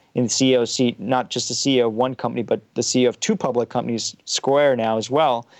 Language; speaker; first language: English; early bilingual, heritage; German